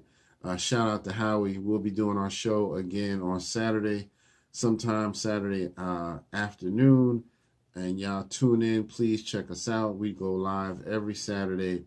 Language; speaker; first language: English; native; English